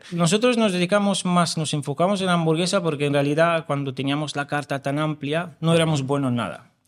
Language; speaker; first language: Spanish; non-native, fluent; Romanian